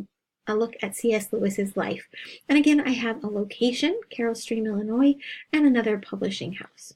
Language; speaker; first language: English; native; English